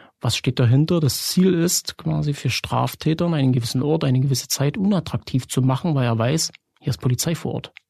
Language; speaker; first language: German; native; German